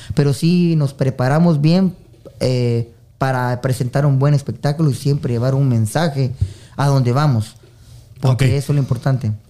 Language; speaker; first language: Spanish; native; Spanish